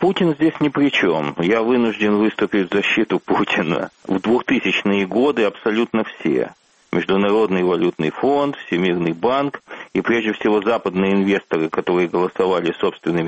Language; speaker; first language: Russian; native; Russian